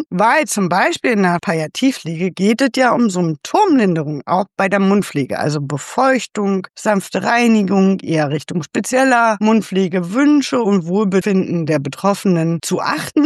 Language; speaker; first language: German; native; German